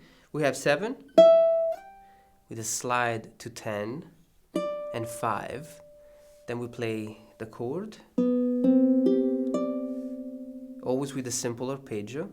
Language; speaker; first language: English; non-native, fluent; Italian